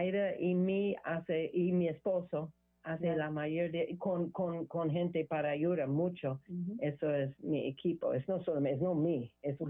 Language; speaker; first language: Spanish; non-native, learner; English